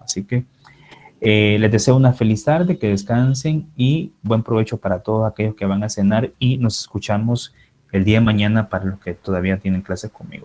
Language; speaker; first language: Spanish; native; Spanish